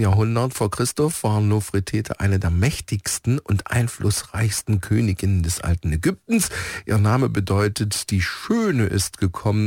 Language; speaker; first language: German; native; German